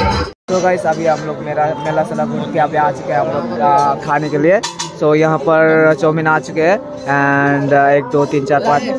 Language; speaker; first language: Hindi; non-native, local second language; Nepali